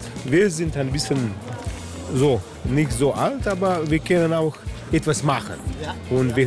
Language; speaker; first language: German; non-native, learner; Slovenian